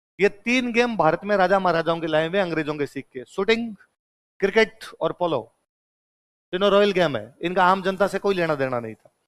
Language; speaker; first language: Hindi; native; Hindi